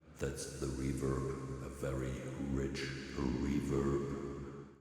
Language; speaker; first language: English; non-native, fluent; German